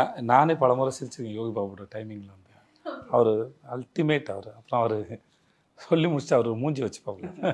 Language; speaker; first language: Tamil; native; Tamil